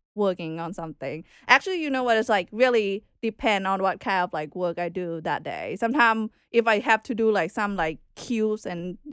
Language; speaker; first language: English; non-native, learner; Thai